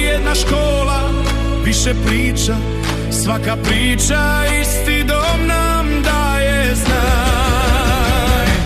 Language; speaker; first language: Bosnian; non-native, local second language; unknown